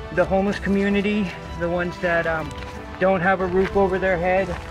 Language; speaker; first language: English; native; English